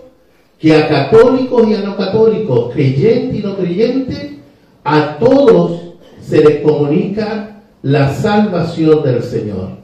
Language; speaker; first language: Spanish; native; Spanish